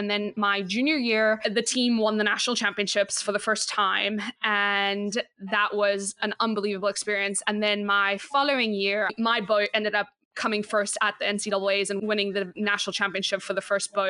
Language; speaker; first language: English; native; English